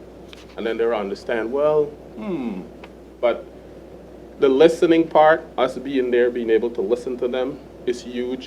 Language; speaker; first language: English; native; English